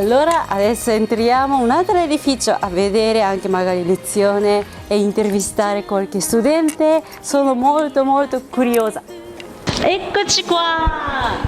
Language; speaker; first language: Italian; non-native, fluent; Japanese